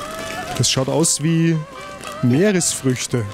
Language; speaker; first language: German; native; German